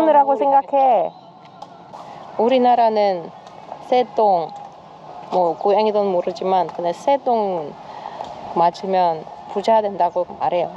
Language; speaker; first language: Korean; non-native, fluent; Russian